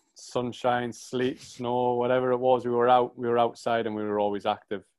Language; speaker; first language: English; native; English